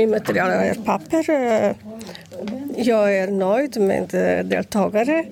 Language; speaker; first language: Swedish; non-native, learner; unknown